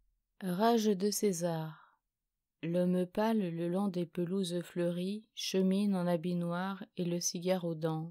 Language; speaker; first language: French; native; French